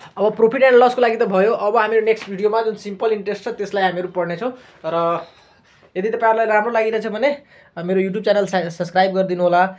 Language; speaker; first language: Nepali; non-native, local second language; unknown